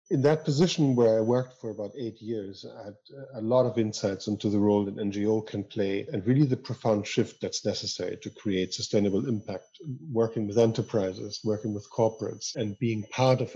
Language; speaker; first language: English; non-native, fluent; German